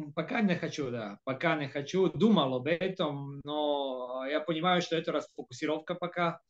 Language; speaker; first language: Russian; non-native, fluent; Croatian